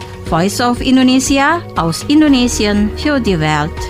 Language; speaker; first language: German; non-native, fluent; Indonesian